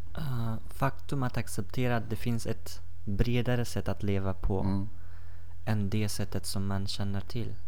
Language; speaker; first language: Swedish; non-native, fluent; Persian